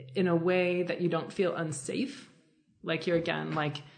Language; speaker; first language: English; native; English